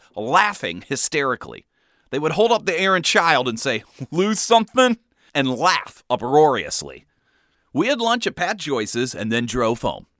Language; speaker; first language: English; native; English